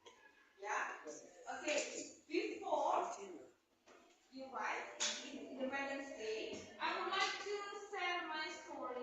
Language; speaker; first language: English; non-native, learner; Indonesian